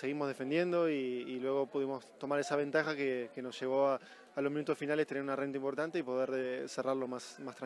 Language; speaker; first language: Spanish; native; Spanish